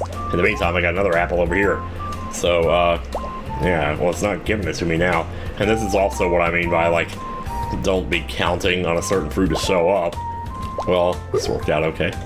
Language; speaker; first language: English; native; English